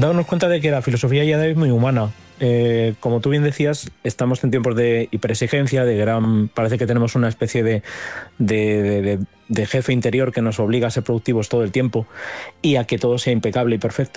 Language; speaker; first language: Spanish; native; Spanish